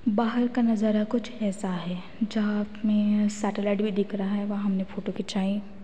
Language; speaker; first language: Hindi; non-native, local second language; Marathi